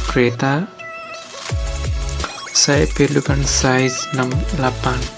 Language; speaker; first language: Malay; non-native, learner; Nepali